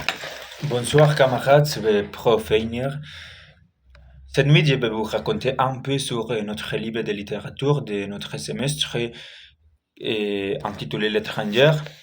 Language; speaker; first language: French; non-native, learner; Spanish